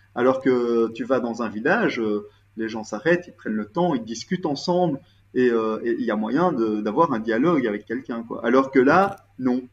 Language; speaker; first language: French; native; French